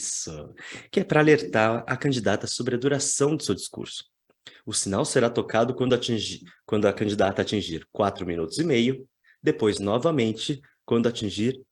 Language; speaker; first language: Portuguese; native; Portuguese